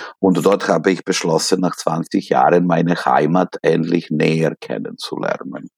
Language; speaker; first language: German; non-native, fluent; Serbian